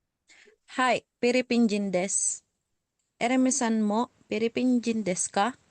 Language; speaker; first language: Japanese; non-native, learner; Filipino